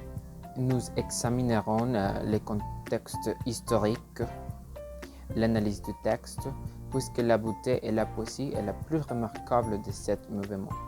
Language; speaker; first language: French; non-native, learner; Spanish